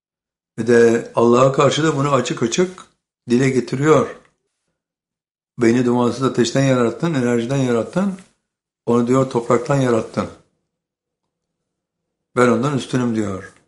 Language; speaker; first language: Turkish; native; Turkish